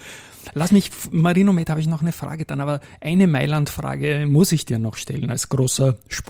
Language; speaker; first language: German; native; German